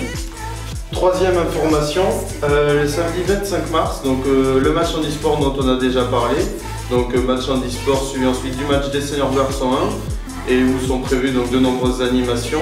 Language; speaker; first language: French; native; French